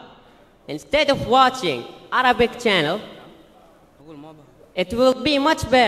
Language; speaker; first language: English; non-native, fluent; Arabic